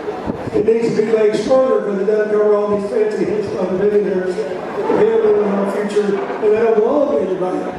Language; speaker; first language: English; native; English